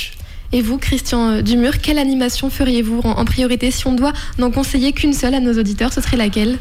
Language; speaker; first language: French; native; French